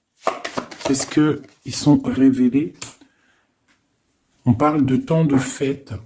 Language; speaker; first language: French; native; French